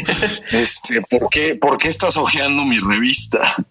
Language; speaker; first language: Spanish; native; Spanish